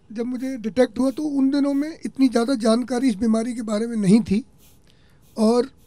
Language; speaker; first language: Hindi; native; Hindi